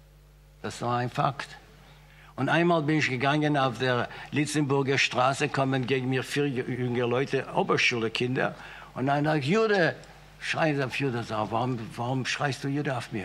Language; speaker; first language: German; non-native, fluent; Yiddish